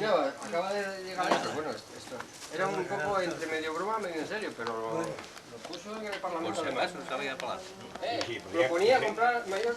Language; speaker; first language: Spanish; native; Spanish